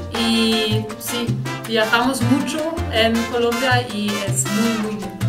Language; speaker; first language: Spanish; non-native, learner; German